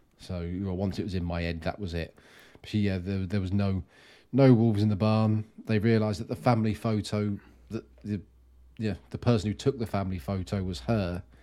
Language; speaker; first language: English; native; English